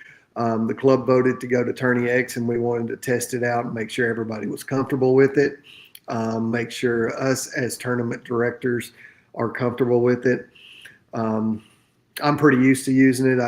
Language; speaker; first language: English; native; English